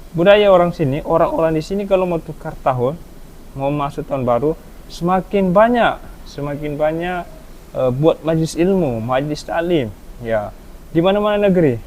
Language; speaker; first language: Malay; native; Malay